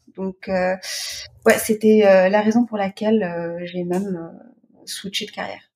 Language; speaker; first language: French; non-native, local second language; Arabic